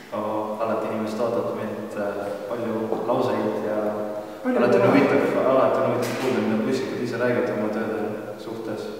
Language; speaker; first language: Estonian; native; Estonian